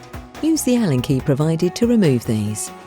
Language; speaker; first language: English; native; English